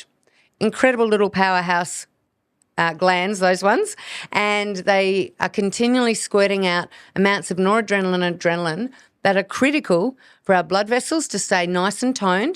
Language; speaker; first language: English; native; English